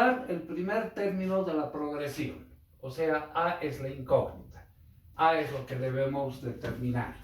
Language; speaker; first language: Spanish; native; Spanish